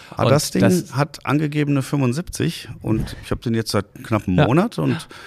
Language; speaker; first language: German; native; German